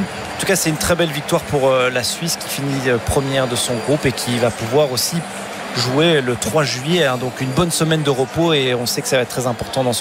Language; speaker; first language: French; native; French